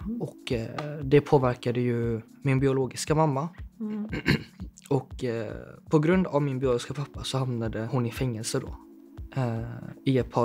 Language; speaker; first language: Swedish; early bilingual, other home language; Chinese